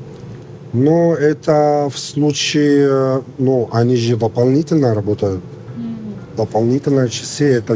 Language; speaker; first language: Russian; non-native, fluent; Arabic